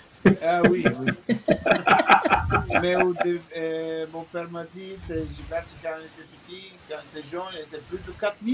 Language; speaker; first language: French; non-native, learner; Bulgarian